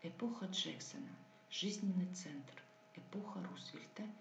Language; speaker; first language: Russian; non-native, local second language; Kazakh